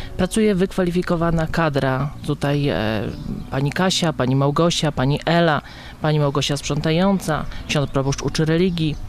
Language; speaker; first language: Polish; native; Polish